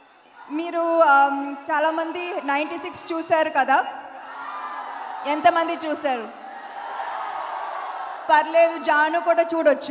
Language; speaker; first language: Telugu; non-native, fluent; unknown